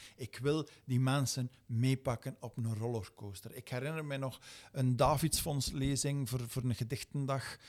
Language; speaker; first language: Dutch; native; Dutch